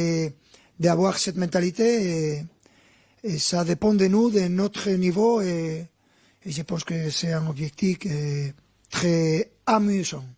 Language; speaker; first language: French; non-native, fluent; Spanish